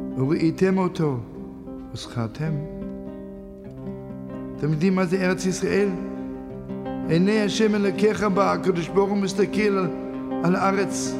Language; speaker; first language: Hebrew; non-native, fluent; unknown